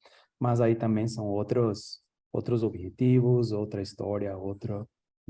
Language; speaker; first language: Spanish; non-native, fluent; Portuguese